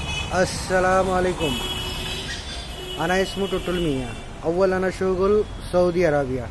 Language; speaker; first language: Arabic; non-native, learner; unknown